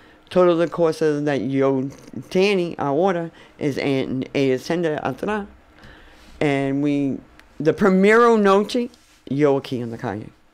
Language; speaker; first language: Spanish; non-native, learner; English